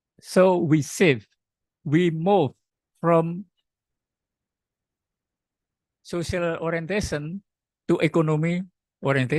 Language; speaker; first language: English; non-native, learner; Indonesian